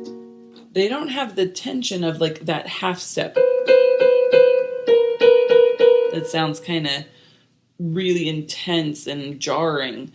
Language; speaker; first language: English; native; English